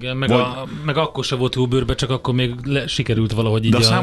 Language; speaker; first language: Hungarian; native; Hungarian